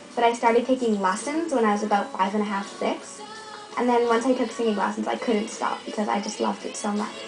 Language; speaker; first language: English; native; English